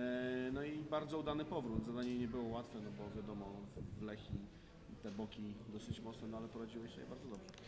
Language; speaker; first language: Polish; native; Polish